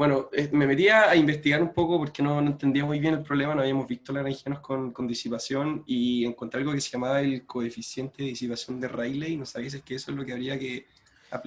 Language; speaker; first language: Spanish; native; Spanish